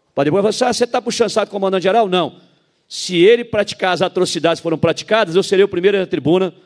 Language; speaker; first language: Portuguese; native; Portuguese